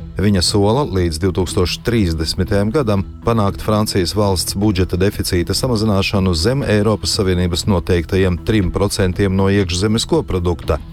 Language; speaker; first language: Latvian; native; Latvian